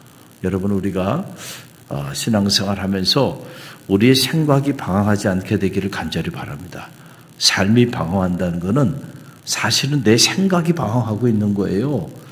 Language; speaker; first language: Korean; native; Korean